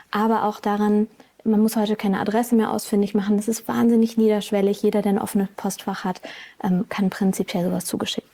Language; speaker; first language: German; native; German